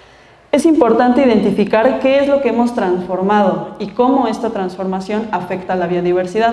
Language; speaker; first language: Spanish; native; Spanish